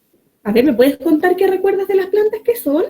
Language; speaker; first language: Spanish; native; Spanish